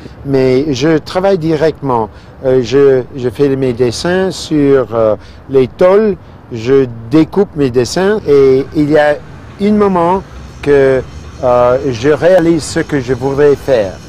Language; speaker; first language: French; non-native, fluent; English